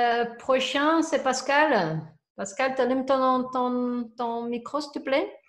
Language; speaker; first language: French; non-native, fluent; Portuguese